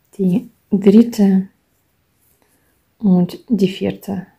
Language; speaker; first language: German; non-native, fluent; Russian